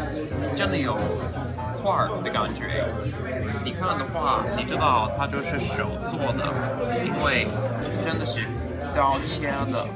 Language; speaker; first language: Chinese; non-native, learner; English